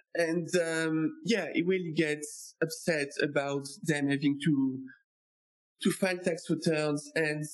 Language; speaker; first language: English; non-native, fluent; French